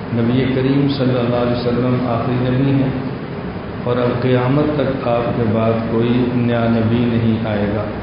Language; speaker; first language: Urdu; native; Urdu